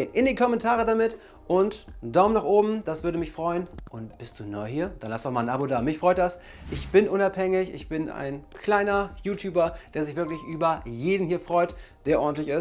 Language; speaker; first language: German; native; German